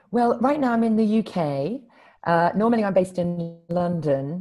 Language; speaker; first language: English; native; English